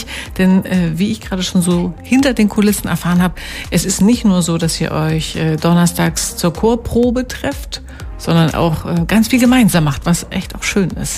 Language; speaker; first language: German; native; German